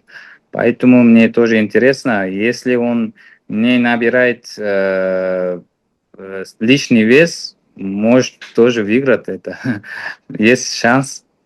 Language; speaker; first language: Russian; non-native, fluent; Uzbek